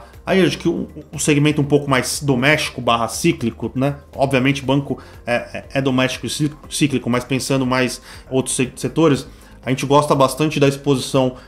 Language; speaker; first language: Portuguese; native; Portuguese